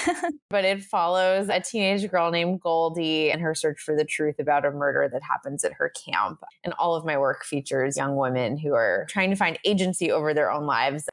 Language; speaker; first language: English; native; English